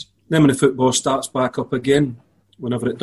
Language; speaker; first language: English; native; English